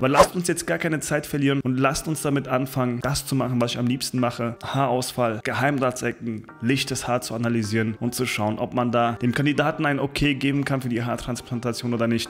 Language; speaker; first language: German; native; German